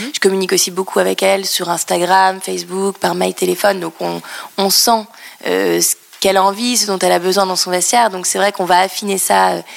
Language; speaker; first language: French; native; French